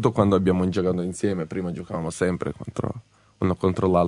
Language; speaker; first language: Italian; non-native, fluent; Serbian